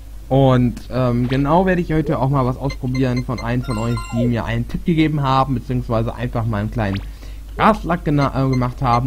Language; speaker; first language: German; native; German